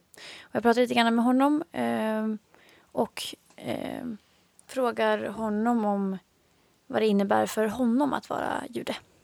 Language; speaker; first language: Swedish; native; Swedish